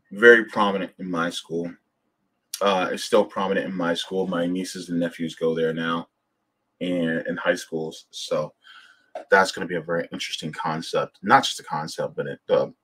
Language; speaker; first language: English; native; English